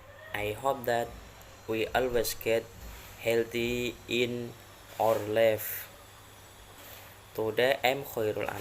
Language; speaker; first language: English; non-native, learner; Indonesian